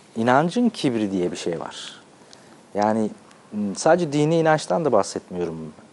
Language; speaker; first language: Turkish; native; Turkish